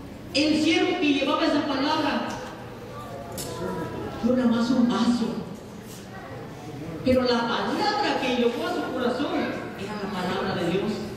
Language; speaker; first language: Spanish; native; Spanish